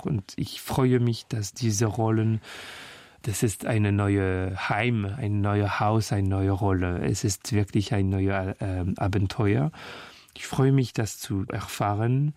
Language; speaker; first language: German; non-native, fluent; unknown